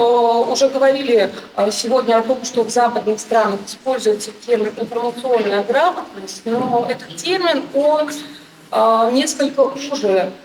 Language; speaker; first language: Russian; native; Russian